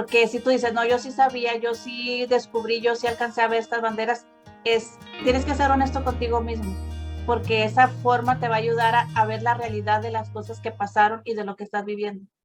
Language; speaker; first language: Spanish; native; Spanish